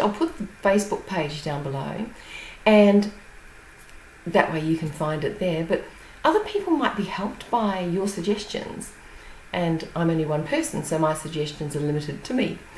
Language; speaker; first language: English; native; English